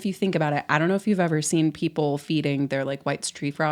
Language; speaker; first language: English; native; English